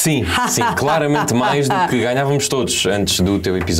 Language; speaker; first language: Portuguese; native; Portuguese